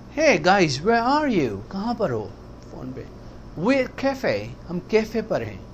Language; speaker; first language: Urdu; native; Urdu